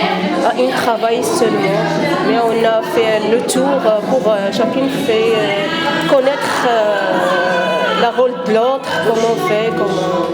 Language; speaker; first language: French; non-native, learner; Arabic